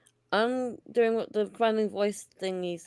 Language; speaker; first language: English; native; English